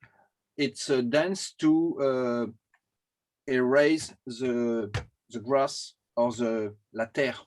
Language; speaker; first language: English; non-native, learner; French